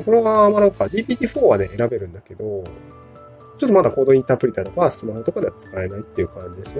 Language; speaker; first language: Japanese; native; Japanese